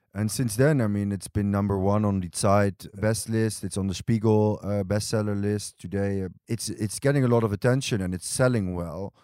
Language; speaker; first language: English; non-native, fluent; Dutch